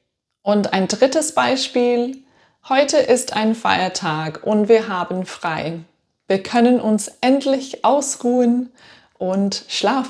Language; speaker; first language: German; non-native, fluent; English